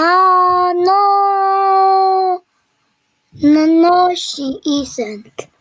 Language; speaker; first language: English; non-native, learner; Korean